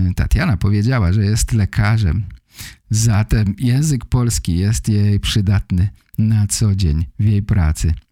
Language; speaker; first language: Polish; native; Polish